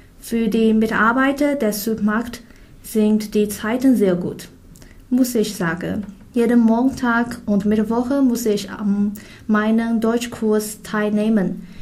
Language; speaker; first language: German; non-native, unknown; Chinese